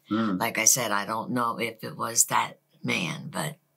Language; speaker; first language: English; native; English